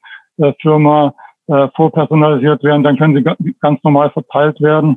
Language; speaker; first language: German; native; German